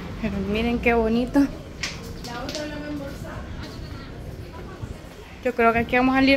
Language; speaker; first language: Spanish; native; Spanish